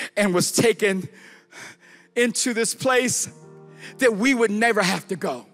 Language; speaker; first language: English; native; English